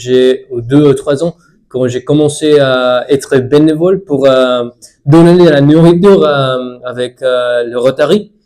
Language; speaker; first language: French; non-native, fluent; English